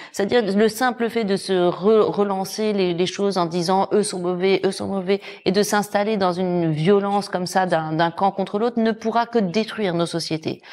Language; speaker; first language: French; native; French